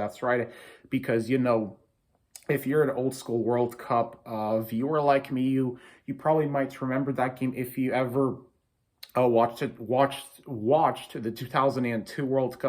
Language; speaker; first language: English; native; English